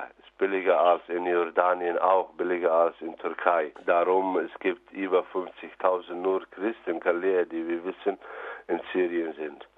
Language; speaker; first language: German; non-native, learner; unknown